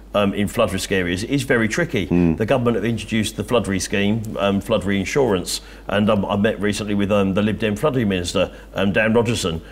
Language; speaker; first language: English; native; English